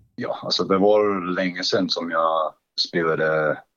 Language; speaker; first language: Swedish; non-native, fluent; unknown